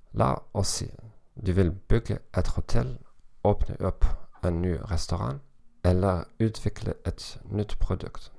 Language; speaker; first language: Norwegian; non-native, learner; German